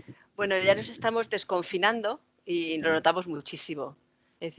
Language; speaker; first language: Spanish; native; Spanish